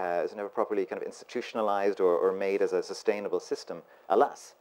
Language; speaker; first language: English; native; English